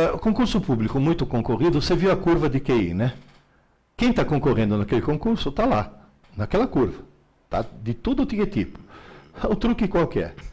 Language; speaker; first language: Portuguese; early bilingual, other home language; Italian